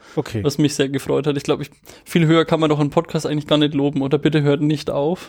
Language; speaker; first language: German; native; German